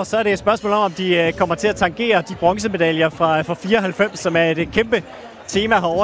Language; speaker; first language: Danish; native; Danish